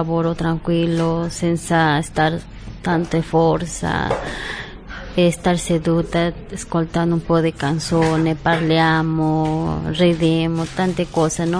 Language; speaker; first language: Italian; non-native, learner; Spanish